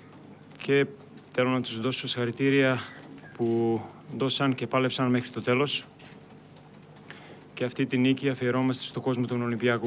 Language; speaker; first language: Greek; non-native, fluent; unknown